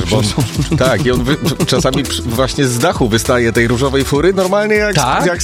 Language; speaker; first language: Polish; native; Polish